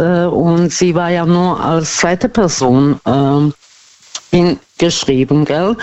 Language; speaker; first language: German; non-native, fluent; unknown